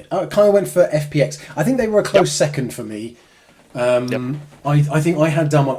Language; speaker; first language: English; native; English